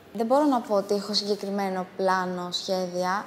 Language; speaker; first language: Greek; early bilingual, other home language; Amharic